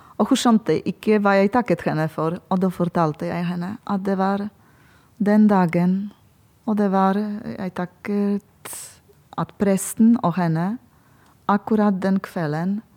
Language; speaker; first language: Norwegian; non-native, learner; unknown